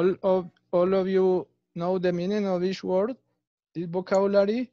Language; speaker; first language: English; non-native, fluent; Spanish